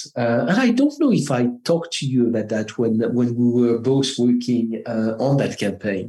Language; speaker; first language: English; non-native, fluent; French